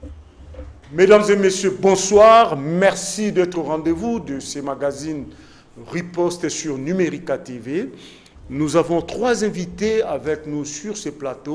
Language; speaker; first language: French; non-native, local second language; Lingala